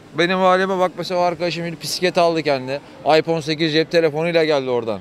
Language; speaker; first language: Turkish; native; Turkish